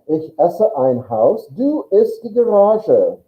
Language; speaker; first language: German; non-native, fluent; English